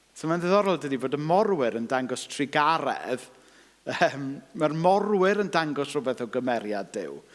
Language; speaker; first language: Welsh; native; Welsh